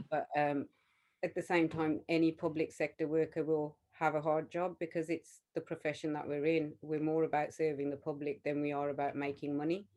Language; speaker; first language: English; native; English